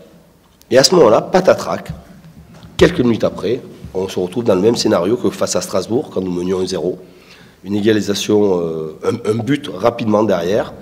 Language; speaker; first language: French; native; French